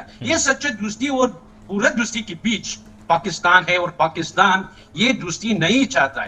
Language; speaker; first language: Hindi; non-native, learner; Pashto